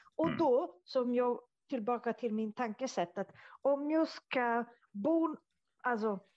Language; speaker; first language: Swedish; non-native, fluent; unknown